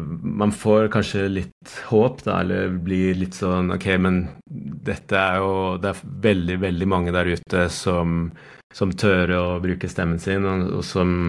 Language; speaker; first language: Norwegian; non-native, fluent; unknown